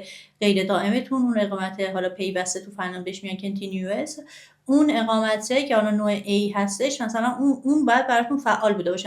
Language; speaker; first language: Persian; native; Persian